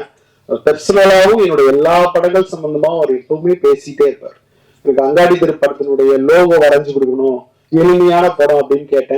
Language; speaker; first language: Tamil; native; Tamil